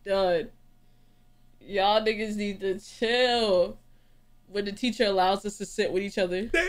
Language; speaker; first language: English; native; English